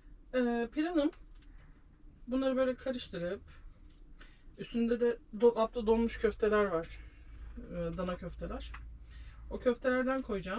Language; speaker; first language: Turkish; native; Turkish